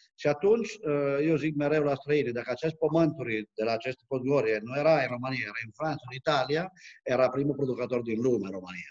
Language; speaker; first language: Romanian; non-native, fluent; Italian